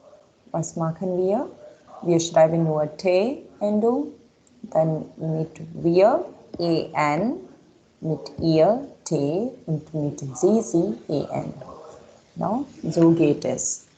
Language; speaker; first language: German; non-native, fluent; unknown